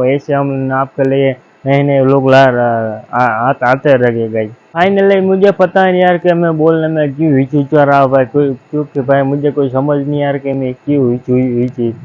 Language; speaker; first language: Hindi; non-native, local second language; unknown